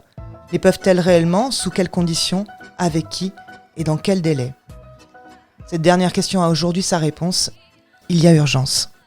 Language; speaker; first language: French; native; French